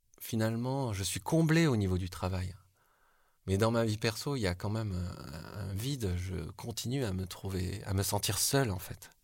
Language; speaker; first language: French; early bilingual, other home language; Korean